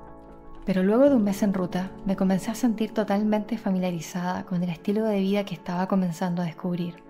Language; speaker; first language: Spanish; native; Spanish